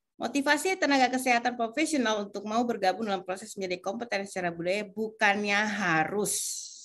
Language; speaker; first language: Indonesian; native; Indonesian